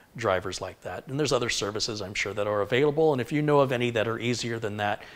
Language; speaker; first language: English; native; English